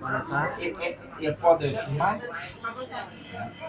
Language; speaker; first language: French; non-native, learner; Portuguese